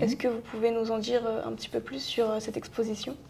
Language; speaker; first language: French; native; French